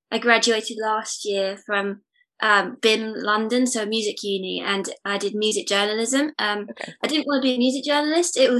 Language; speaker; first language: English; native; English